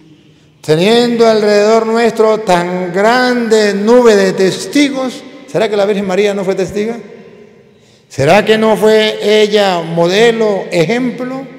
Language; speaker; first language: Spanish; native; Spanish